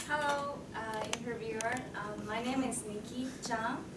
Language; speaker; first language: English; non-native, learner; Chinese